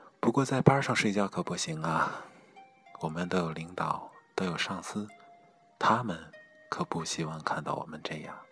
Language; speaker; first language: Chinese; native; Chinese